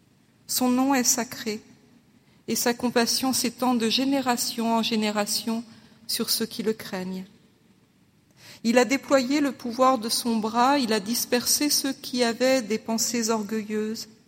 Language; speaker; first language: French; native; French